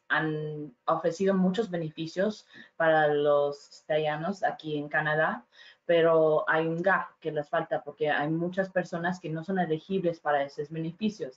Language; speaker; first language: Spanish; non-native, fluent; English